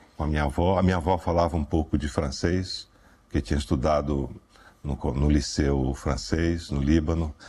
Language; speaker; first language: Portuguese; native; Portuguese